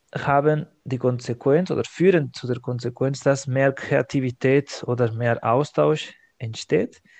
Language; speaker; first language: German; non-native, fluent; Spanish